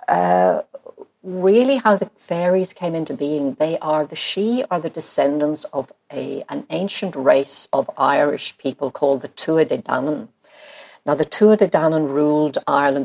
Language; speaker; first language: English; native; English